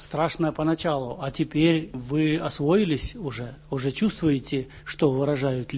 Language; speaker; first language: Russian; native; Russian